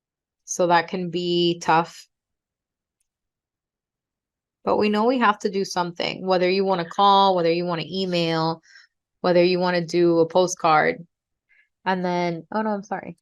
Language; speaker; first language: English; native; English